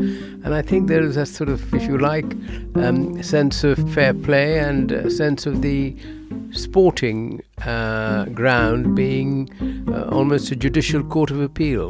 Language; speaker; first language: English; non-native, local second language; Bangla